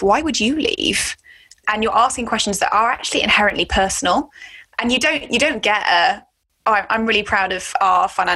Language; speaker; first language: English; native; English